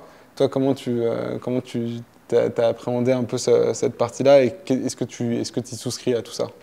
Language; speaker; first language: French; native; French